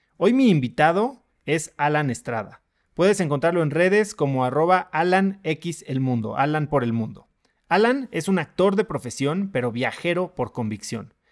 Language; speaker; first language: Spanish; native; Spanish